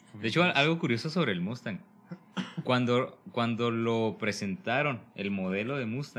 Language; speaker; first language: Spanish; native; Spanish